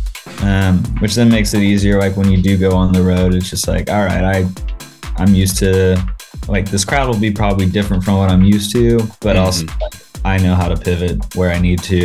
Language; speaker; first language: English; native; English